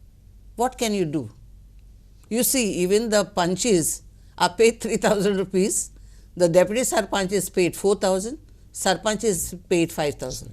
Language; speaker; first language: English; non-native, local second language; Konkani